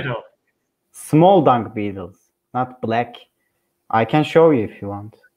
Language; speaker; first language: English; non-native, learner; Turkish